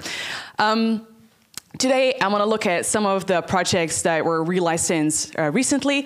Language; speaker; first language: English; non-native, fluent; Dutch